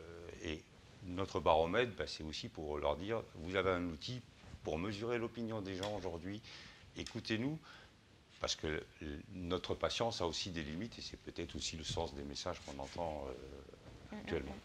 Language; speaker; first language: French; native; French